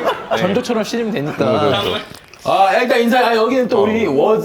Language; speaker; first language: Korean; early bilingual, other home language; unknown